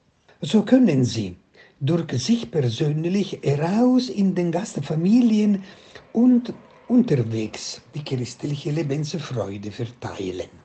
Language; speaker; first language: German; non-native, fluent; Italian